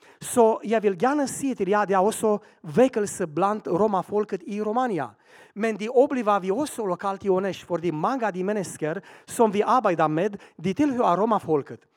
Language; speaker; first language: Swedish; non-native, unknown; Romanian